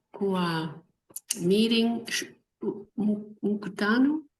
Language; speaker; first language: Swahili; non-native, learner; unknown